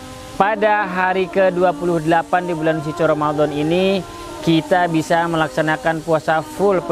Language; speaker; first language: Indonesian; native; Indonesian